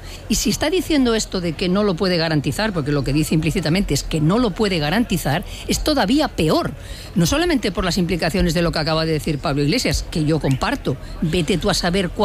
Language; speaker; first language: Spanish; native; Spanish